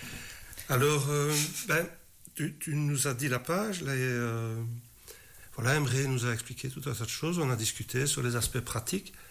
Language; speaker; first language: French; native; French